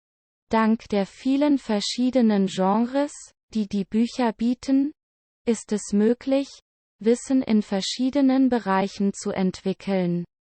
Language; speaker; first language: German; non-native, learner; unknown